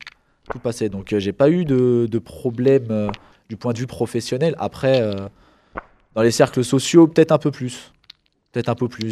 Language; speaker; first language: French; early bilingual, other home language; Kabyle